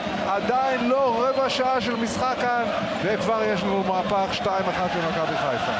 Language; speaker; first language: Hebrew; native; Hebrew